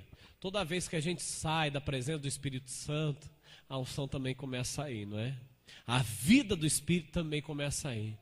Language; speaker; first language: Portuguese; native; Portuguese